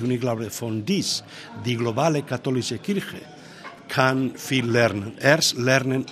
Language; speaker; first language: German; non-native, learner; Spanish